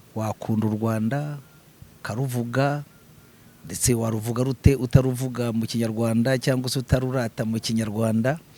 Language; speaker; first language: Kinyarwanda; native; Kinyarwanda